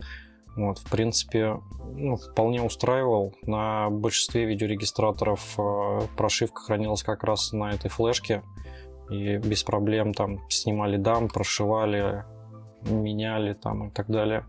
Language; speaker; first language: Russian; native; Russian